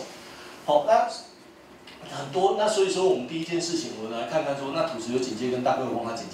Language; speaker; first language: Chinese; native; Chinese